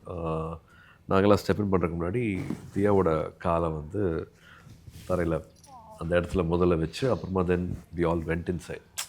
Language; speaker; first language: Tamil; native; Tamil